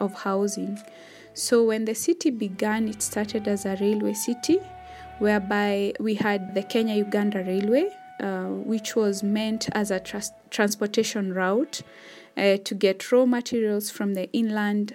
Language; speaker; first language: English; non-native, local second language; Kikuyu